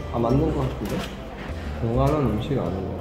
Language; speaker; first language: Korean; non-native, fluent; Bosnian